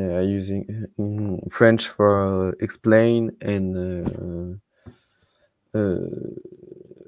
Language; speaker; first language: English; non-native, learner; French